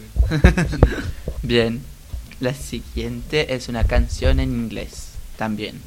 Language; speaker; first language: Spanish; non-native, learner; French